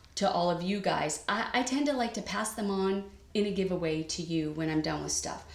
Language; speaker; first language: English; native; English